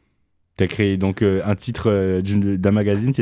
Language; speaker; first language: French; native; French